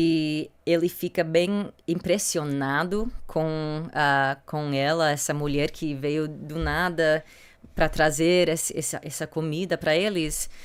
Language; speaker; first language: Portuguese; non-native, fluent; English